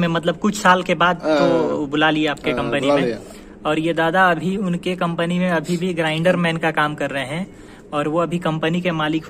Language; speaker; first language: Hindi; native; Hindi